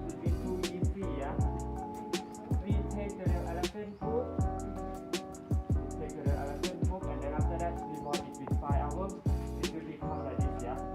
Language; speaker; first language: English; non-native, learner; Thai